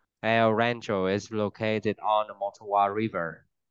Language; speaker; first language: English; non-native, fluent; Vietnamese